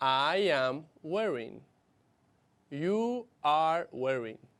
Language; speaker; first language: English; non-native, fluent; Spanish